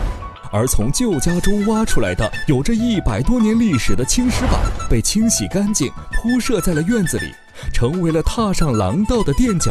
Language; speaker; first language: Chinese; native; Chinese